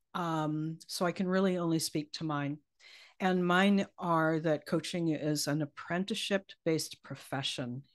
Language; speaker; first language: English; native; English